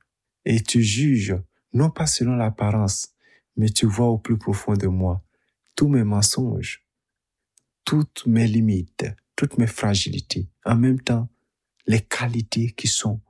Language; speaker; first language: French; native; French